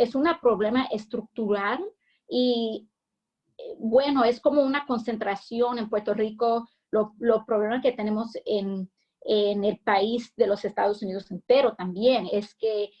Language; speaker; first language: Spanish; early bilingual, heritage; English